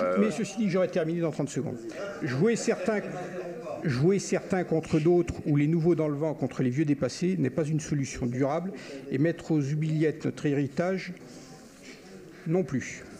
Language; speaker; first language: French; native; French